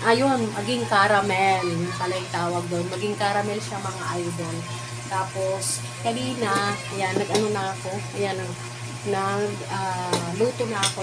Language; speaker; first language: Filipino; non-native, local second language; Waray